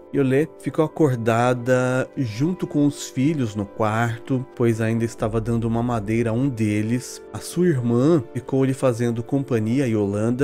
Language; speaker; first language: Portuguese; native; Portuguese